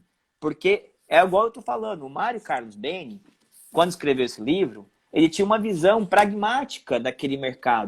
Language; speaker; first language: Portuguese; native; Portuguese